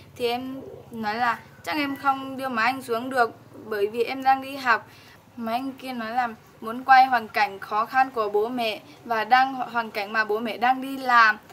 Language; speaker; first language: Vietnamese; non-native, local second language; Hmong